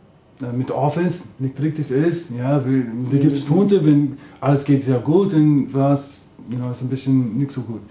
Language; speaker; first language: German; non-native, learner; English